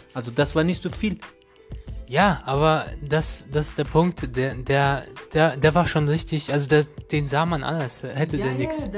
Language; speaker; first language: German; non-native, learner; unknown